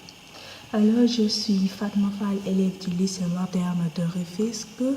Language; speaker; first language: French; non-native, local second language; Wolof